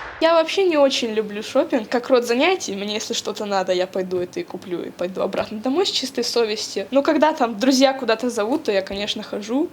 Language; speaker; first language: Russian; native; Russian